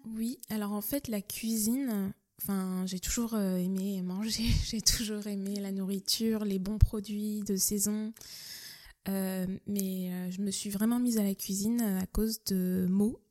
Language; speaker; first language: French; native; French